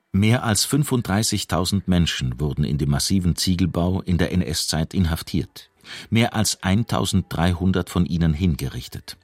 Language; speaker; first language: German; native; German